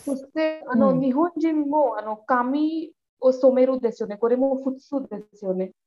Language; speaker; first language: Japanese; non-native, learner; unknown